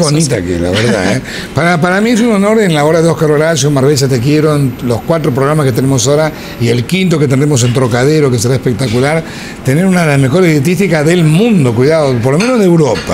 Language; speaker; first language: Spanish; native; Spanish